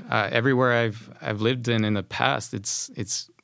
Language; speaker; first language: English; non-native, fluent; Spanish